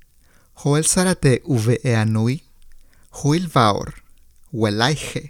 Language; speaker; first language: Welsh; non-native, learner; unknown